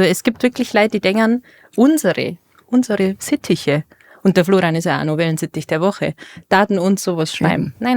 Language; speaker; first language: German; native; German